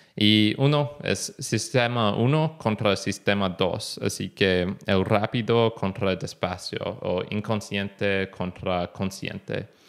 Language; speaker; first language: Spanish; non-native, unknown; English